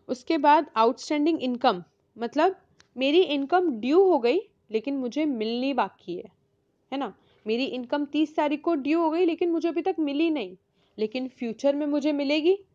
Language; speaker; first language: Hindi; native; Hindi